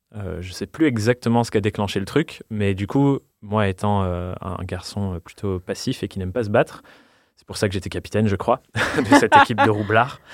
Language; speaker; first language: French; non-native, fluent; English